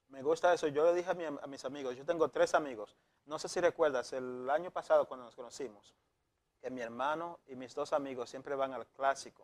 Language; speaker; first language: Spanish; native; Spanish